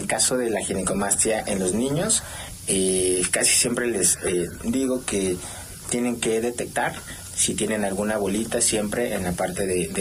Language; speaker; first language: Spanish; native; Spanish